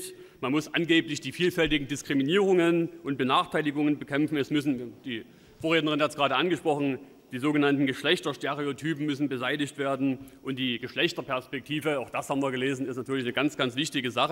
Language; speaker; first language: German; native; German